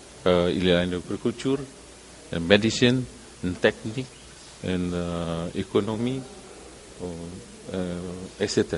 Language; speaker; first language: French; non-native, learner; Indonesian